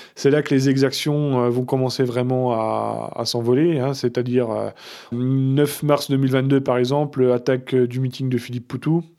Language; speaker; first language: French; native; French